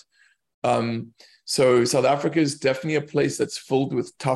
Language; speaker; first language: English; native; English